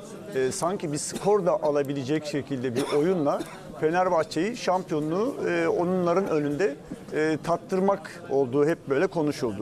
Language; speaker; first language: Turkish; native; Turkish